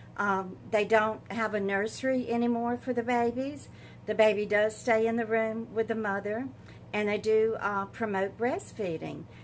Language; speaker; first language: English; native; English